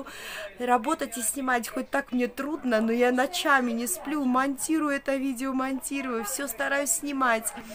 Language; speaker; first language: Russian; native; Russian